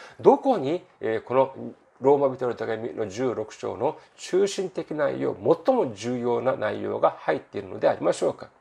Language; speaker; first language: Japanese; non-native, fluent; Korean